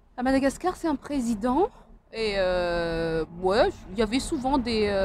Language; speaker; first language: French; non-native, local second language; Malagasy